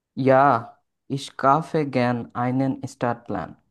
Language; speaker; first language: German; non-native, learner; Bangla